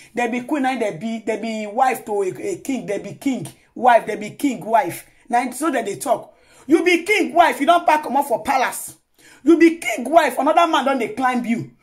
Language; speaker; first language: Nigerian Pidgin; non-native, local second language; Yoruba